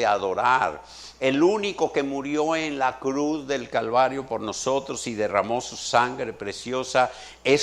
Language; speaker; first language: Spanish; native; Spanish